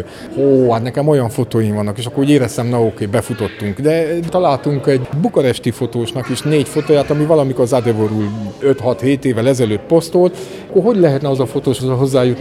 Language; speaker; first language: Hungarian; native; Hungarian